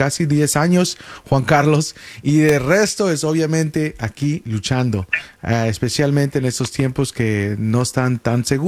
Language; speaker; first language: Spanish; early bilingual, heritage; Spanish